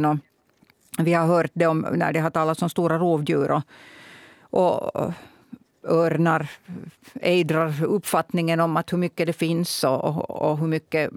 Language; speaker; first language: Swedish; native; Swedish